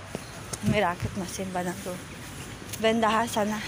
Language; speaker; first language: Turkish; non-native, learner; Filipino